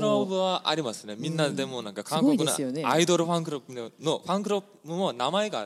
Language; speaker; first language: Japanese; non-native, fluent; Korean